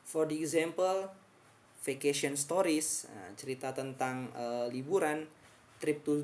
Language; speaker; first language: English; non-native, fluent; Indonesian